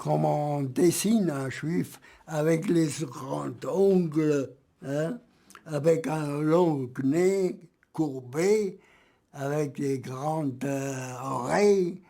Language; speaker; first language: French; early bilingual, other home language; German